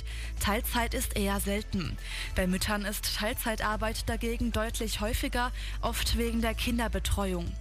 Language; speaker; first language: German; native; German